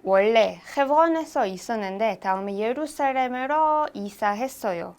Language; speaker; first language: Korean; non-native, learner; Hebrew